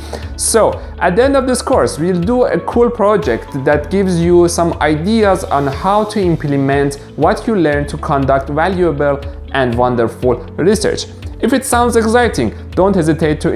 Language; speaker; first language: English; non-native, fluent; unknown